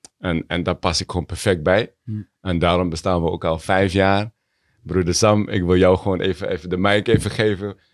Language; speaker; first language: Dutch; early bilingual, other home language; Tigrinya